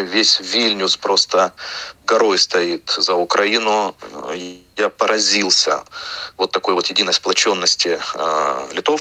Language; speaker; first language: Russian; native; Russian